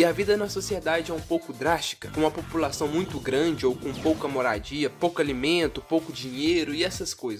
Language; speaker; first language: Portuguese; native; Portuguese